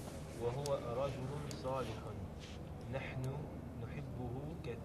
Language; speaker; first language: Arabic; non-native, learner; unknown